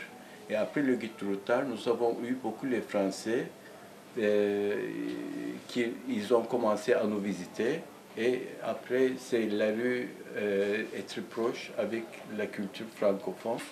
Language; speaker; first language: French; non-native, local second language; Turkish